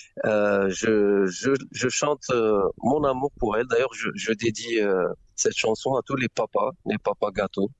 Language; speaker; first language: French; non-native, local second language; Arabic